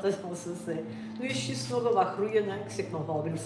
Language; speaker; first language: Dutch; native; Dutch